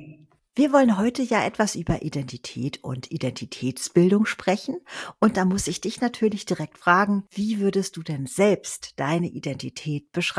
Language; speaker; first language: German; native; German